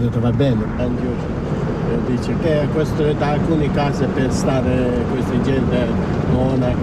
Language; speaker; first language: Italian; non-native, learner; Tibetan